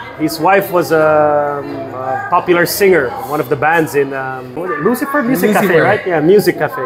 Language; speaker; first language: English; non-native, local second language; Filipino